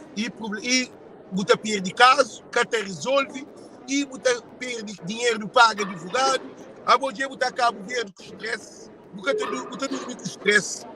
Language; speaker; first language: Portuguese; non-native, local second language; Kabuverdianu